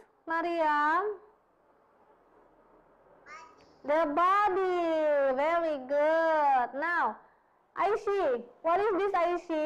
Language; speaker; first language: English; non-native, fluent; Indonesian